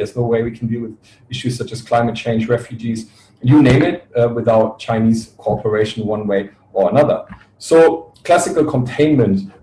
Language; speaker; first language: English; non-native, fluent; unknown